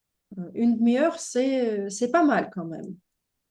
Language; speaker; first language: French; non-native, fluent; Russian